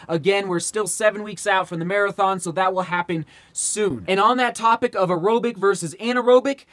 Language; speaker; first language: English; native; English